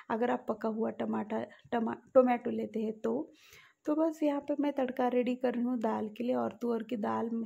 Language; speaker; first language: Hindi; non-native, local second language; Marathi